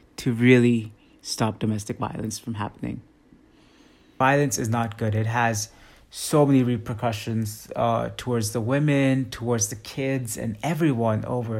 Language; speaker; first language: English; non-native, local second language; Hindi